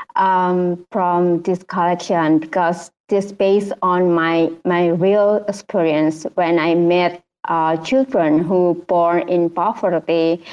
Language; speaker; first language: English; non-native, learner; Indonesian